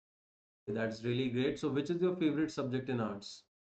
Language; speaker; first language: English; non-native, local second language; Hindi